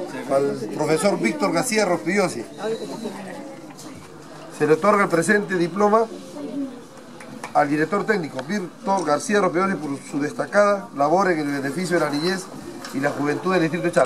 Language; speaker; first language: Spanish; native; Spanish